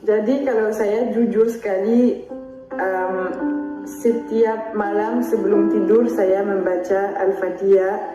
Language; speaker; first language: Indonesian; non-native, fluent; French